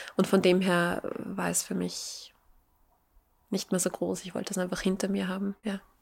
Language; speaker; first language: German; native; German